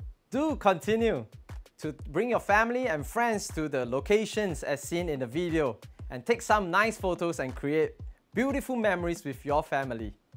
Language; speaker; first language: English; non-native, local second language; Chinese